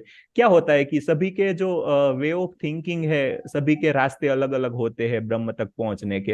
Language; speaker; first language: Hindi; native; Hindi